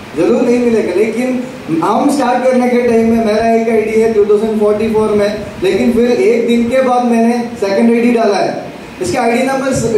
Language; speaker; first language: Hindi; non-native, local second language; Malayalam